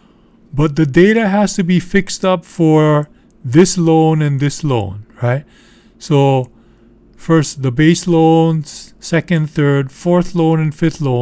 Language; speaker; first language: English; native; English